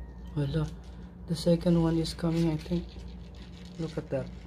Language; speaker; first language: English; non-native, local second language; Filipino